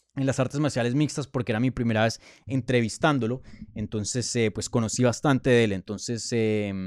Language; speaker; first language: Spanish; native; Spanish